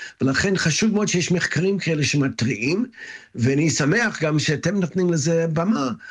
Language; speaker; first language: Hebrew; non-native, fluent; English